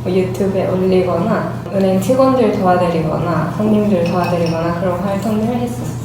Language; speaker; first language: Korean; non-native, fluent; Japanese